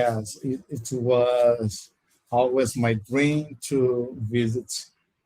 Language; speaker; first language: English; non-native, learner; Portuguese